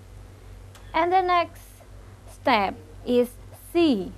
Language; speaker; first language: English; non-native, local second language; Indonesian